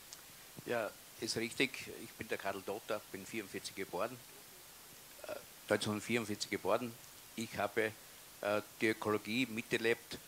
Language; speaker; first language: German; native; German